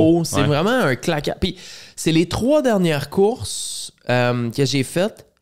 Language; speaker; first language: French; native; French